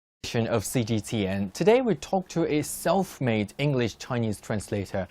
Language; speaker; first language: English; non-native, fluent; Chinese